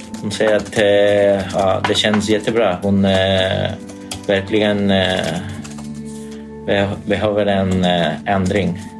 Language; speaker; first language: Swedish; non-native, fluent; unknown